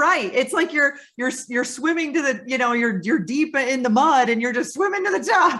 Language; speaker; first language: English; native; English